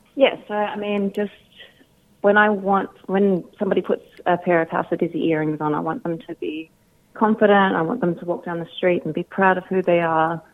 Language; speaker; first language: English; native; English